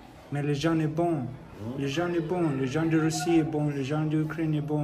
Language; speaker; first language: French; non-native, learner; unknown